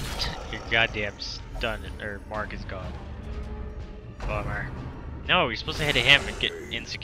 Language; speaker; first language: English; native; English